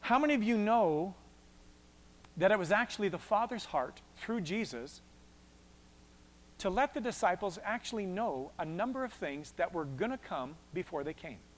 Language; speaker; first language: English; native; English